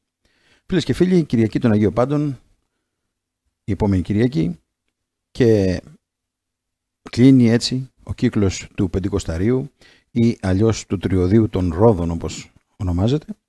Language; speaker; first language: Greek; native; Greek